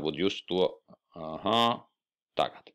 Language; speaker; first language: Latvian; non-native, fluent; Spanish